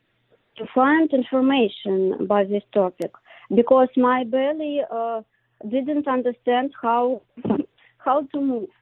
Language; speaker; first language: English; non-native, learner; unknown